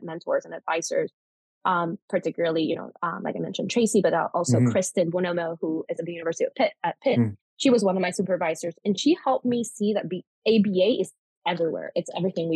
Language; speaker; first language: English; non-native, fluent; Spanish